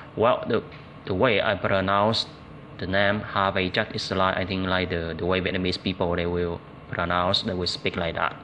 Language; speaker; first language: English; non-native, fluent; Vietnamese